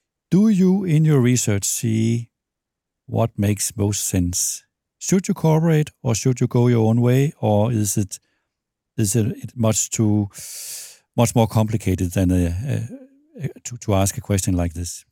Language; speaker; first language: English; non-native, fluent; Danish